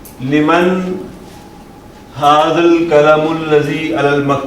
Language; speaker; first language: Arabic; non-native, learner; Urdu